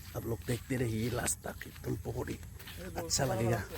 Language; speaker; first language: Hindi; non-native, local second language; Assamese